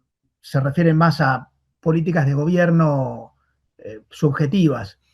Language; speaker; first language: Spanish; native; Spanish